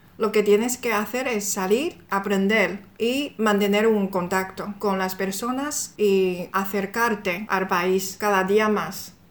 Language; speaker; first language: Spanish; non-native, fluent; Chinese